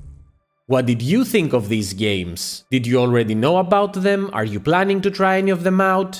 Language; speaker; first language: English; native; English